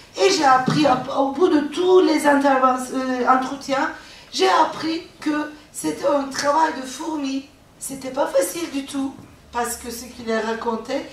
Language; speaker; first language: French; non-native, fluent; Turkish